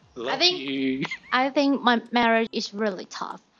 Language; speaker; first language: English; non-native, learner; Chinese